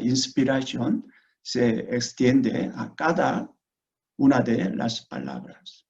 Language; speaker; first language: Spanish; non-native, fluent; Korean